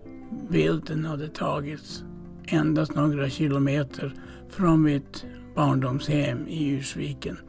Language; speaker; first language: Swedish; native; Swedish